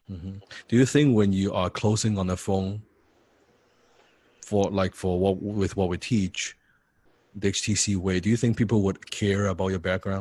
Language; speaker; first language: English; non-native, fluent; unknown